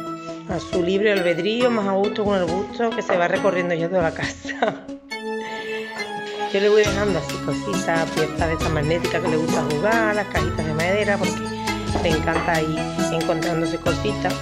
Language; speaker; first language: Spanish; native; Spanish